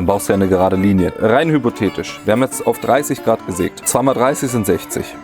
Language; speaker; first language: German; native; German